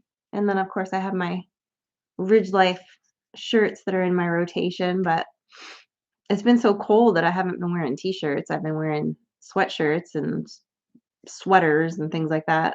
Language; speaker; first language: English; native; English